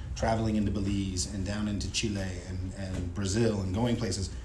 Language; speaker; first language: English; native; English